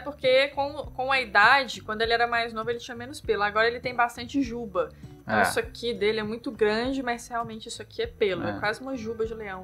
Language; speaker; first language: Portuguese; native; Portuguese